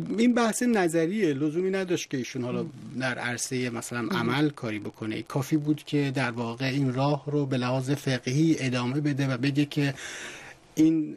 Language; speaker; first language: Persian; native; Persian